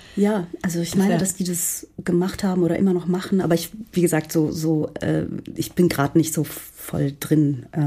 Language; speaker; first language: German; early bilingual, heritage; Portuguese